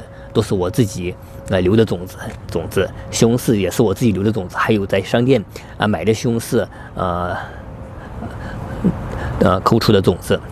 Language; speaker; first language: Chinese; native; Chinese